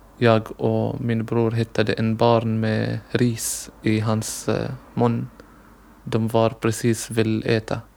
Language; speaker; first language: Swedish; non-native, learner; Arabic